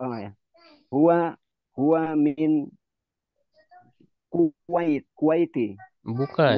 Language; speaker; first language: Arabic; non-native, learner; Indonesian